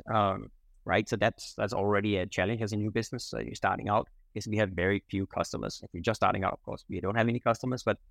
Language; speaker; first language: English; non-native, fluent; Danish